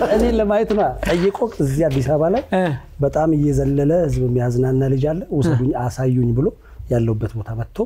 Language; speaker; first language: Amharic; native; Amharic